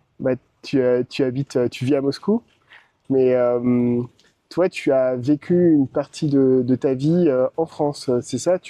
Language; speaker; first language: French; native; French